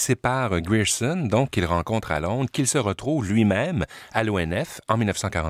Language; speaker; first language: French; native; French